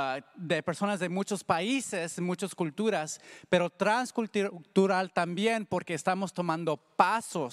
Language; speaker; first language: Spanish; early bilingual, heritage; Spanish